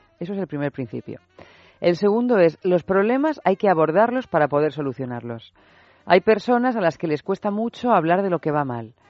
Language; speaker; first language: Spanish; native; Spanish